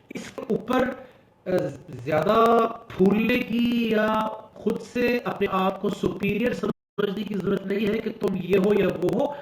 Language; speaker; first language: Urdu; native; Urdu